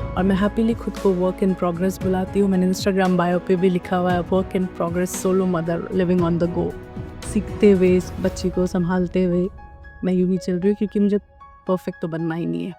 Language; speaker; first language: Hindi; native; Hindi